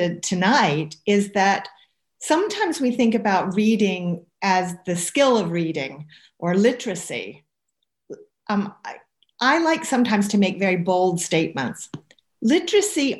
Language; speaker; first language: English; native; English